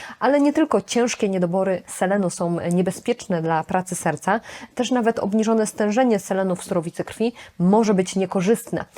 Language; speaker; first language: Polish; native; Polish